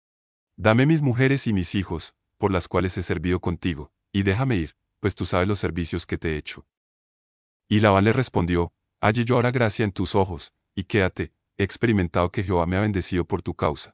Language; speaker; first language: Spanish; native; Spanish